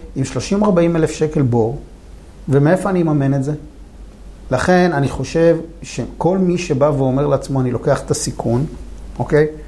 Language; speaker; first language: Hebrew; native; Hebrew